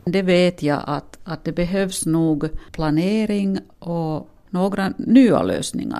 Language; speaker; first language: Swedish; non-native, local second language; Finnish